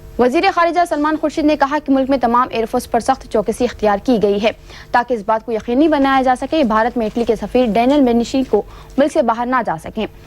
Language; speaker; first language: Urdu; native; Urdu